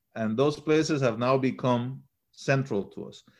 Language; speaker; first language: English; early bilingual, other home language; Spanish